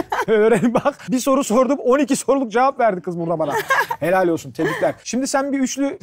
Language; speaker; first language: Turkish; native; Turkish